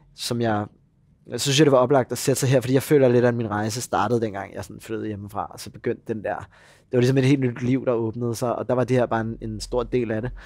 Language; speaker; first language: Danish; native; Danish